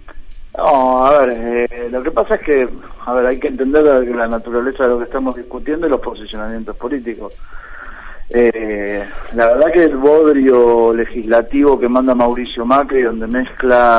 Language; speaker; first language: Spanish; native; Spanish